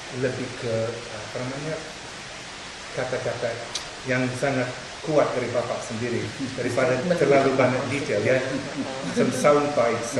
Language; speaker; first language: Indonesian; non-native, fluent; English